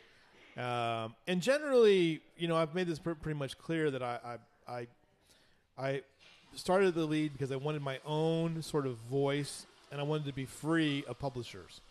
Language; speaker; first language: English; native; English